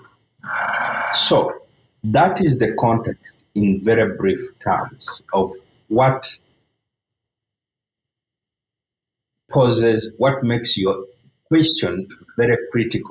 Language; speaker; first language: English; non-native, local second language; Ganda